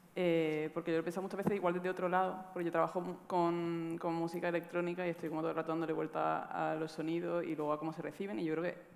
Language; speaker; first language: Spanish; native; Spanish